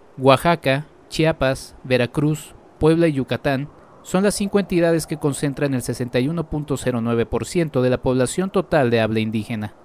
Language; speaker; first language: Spanish; native; Spanish